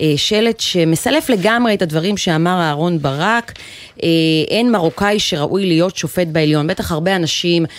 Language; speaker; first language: Hebrew; native; Hebrew